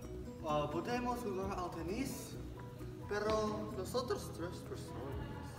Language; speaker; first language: Spanish; non-native, learner; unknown